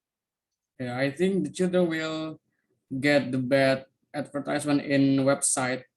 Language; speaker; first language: English; non-native, learner; Indonesian